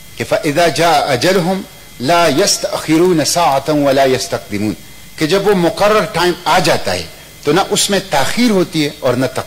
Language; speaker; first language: Urdu; non-native, local second language; Pashto